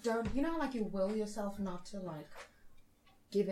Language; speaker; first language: English; native; English